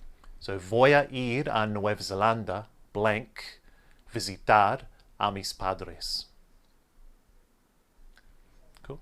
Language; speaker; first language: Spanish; non-native, fluent; English